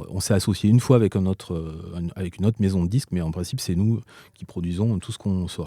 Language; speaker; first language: French; native; French